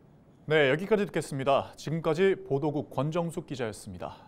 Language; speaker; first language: Korean; native; Korean